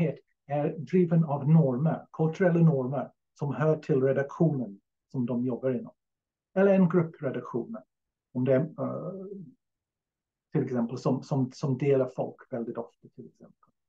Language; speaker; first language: Swedish; non-native, fluent; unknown